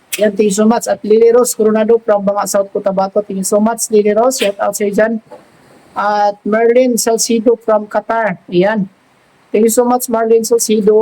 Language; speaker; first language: Filipino; non-native, local second language; Cebuano